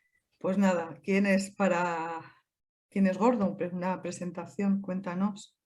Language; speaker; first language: Spanish; native; Spanish